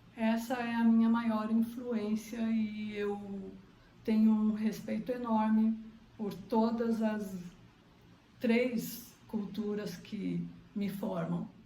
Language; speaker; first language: Portuguese; early bilingual, other home language; Armenian